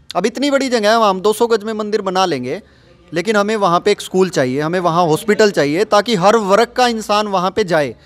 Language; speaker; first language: Hindi; native; Hindi